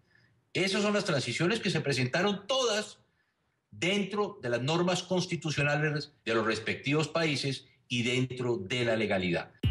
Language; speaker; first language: Spanish; native; Spanish